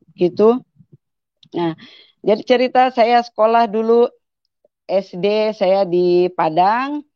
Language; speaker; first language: Indonesian; native; Indonesian